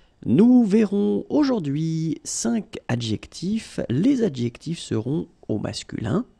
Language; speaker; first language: French; native; French